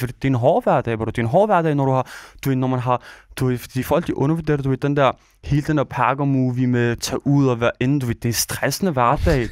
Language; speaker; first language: Danish; early bilingual, other home language; Albanian